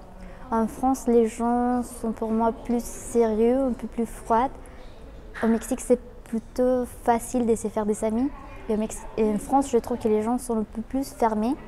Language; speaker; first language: French; non-native, fluent; Spanish